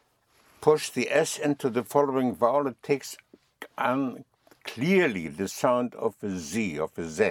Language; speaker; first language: English; non-native, fluent; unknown